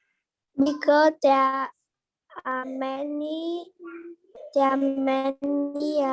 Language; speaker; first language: English; non-native, learner; Vietnamese